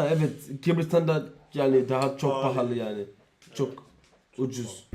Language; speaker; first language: Turkish; non-native, learner; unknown